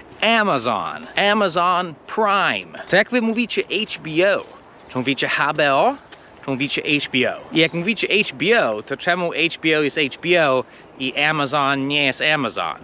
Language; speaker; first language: Polish; non-native, fluent; English